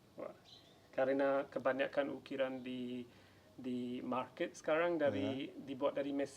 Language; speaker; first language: Indonesian; non-native, fluent; English